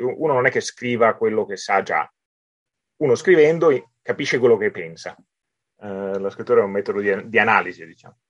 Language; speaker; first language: Italian; native; Italian